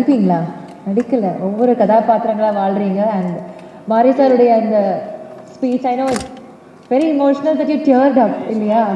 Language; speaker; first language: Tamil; native; Tamil